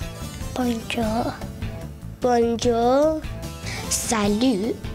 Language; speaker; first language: French; non-native, learner; English